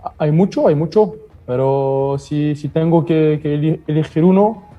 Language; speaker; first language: Spanish; non-native, learner; French